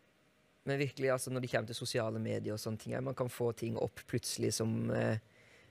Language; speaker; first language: Norwegian; native; Norwegian